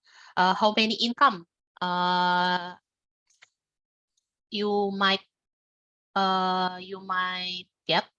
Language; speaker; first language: English; non-native, learner; Indonesian